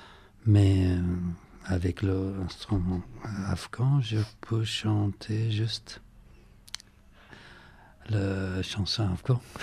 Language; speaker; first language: French; non-native, learner; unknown